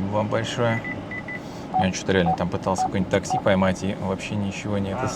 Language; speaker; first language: Russian; native; Russian